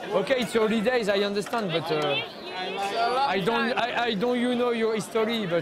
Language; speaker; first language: English; non-native, learner; French